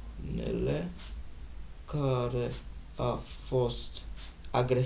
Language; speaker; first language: Romanian; non-native, learner; German